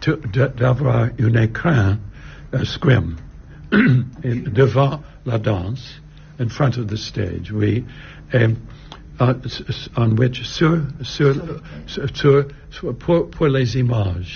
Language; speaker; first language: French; non-native, learner; English